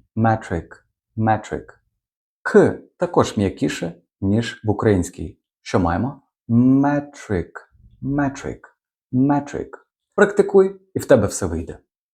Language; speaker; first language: Ukrainian; native; Ukrainian